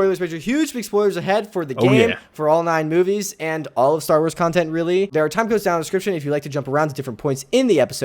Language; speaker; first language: English; native; English